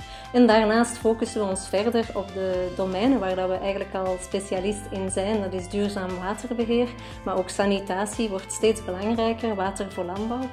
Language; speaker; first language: Dutch; native; Dutch